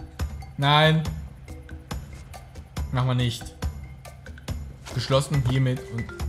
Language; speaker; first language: German; native; German